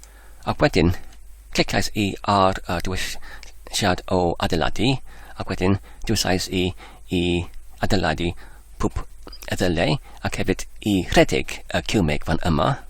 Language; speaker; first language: Welsh; non-native, learner; English